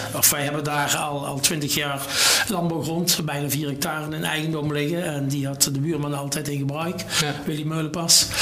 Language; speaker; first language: Dutch; native; Dutch